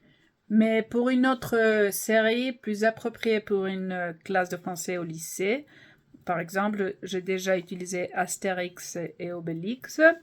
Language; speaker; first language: French; non-native, fluent; English